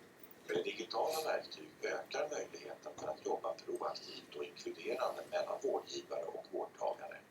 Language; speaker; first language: Swedish; native; Swedish